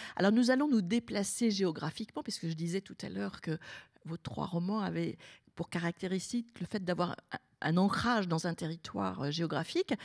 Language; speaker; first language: French; native; French